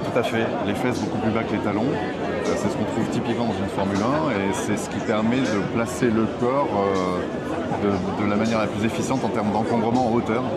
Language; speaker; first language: French; native; French